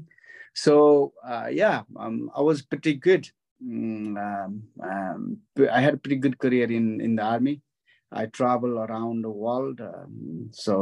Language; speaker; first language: English; non-native, local second language; Nepali